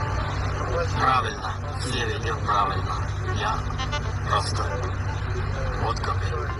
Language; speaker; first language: Russian; non-native, learner; Uzbek